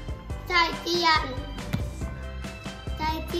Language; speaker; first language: Chinese; non-native, learner; Thai